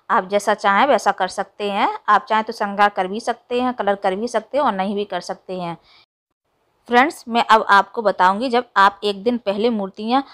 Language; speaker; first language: Hindi; native; Hindi